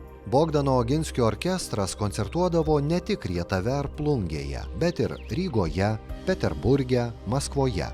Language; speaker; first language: Lithuanian; native; Lithuanian